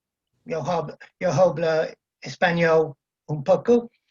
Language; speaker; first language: Spanish; non-native, learner; English